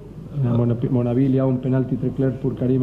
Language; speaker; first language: French; non-native, learner; Spanish